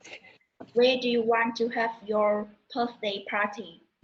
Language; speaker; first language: English; non-native, learner; Vietnamese